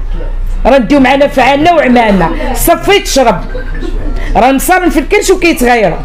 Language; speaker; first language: Arabic; native; Arabic